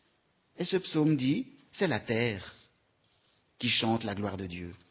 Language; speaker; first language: French; native; French